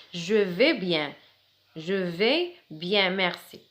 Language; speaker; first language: French; non-native, local second language; Arabic